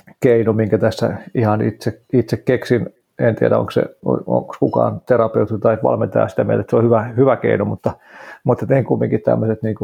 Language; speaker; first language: Finnish; native; Finnish